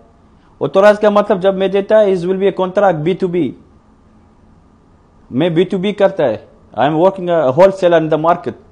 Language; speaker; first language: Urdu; non-native, learner; Arabic